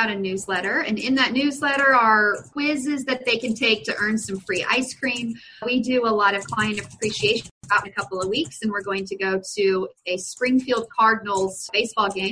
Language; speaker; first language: English; native; English